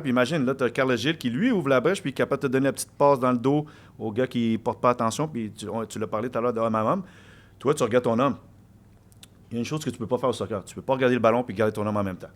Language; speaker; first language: French; native; French